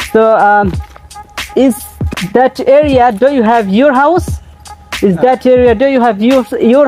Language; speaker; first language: English; non-native, learner; Bangla